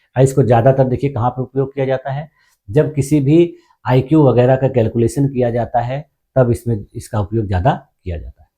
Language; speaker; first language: Hindi; native; Hindi